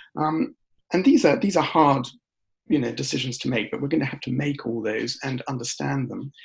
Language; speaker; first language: English; native; English